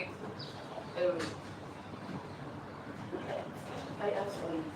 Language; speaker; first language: English; non-native, learner; Filipino